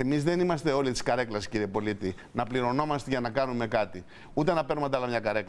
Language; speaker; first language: Greek; native; Greek